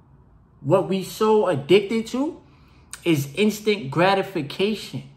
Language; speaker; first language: English; native; English